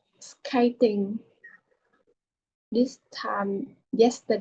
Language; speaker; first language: English; non-native, learner; Vietnamese